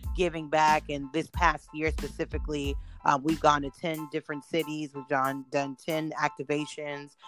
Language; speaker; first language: English; native; English